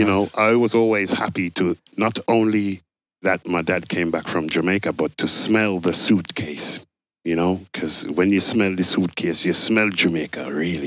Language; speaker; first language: English; native; English